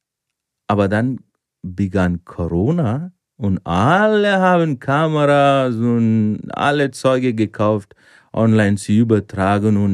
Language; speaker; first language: German; non-native, fluent; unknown